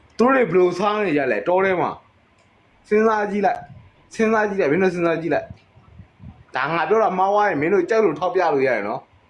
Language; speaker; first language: Burmese; native; Burmese